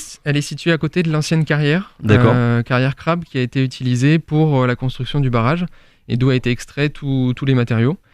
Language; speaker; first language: French; native; French